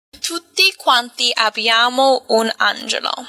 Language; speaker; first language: Italian; non-native, fluent; English